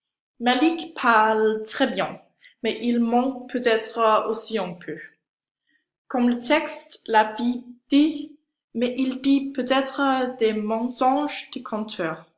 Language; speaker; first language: French; non-native, learner; Danish